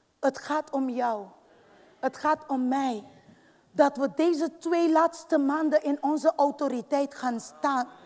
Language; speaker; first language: Dutch; non-native, fluent; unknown